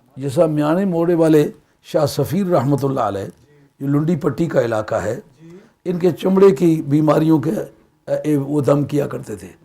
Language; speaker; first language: Urdu; non-native, local second language; Punjabi